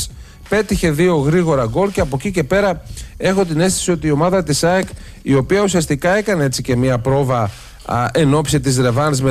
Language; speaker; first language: Greek; native; Greek